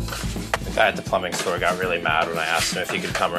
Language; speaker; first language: English; native; English